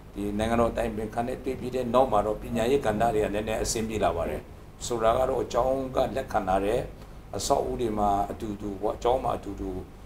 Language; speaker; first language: Burmese; non-native, local second language; Kachin